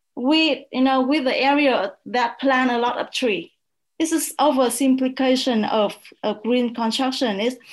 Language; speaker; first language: English; non-native, fluent; Vietnamese